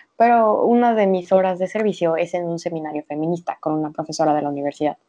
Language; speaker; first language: Spanish; native; Spanish